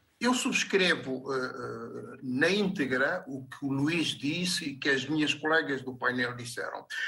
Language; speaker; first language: Portuguese; non-native, local second language; Upper Guinea Crioulo